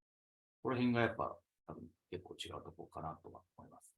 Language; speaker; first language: Japanese; native; Japanese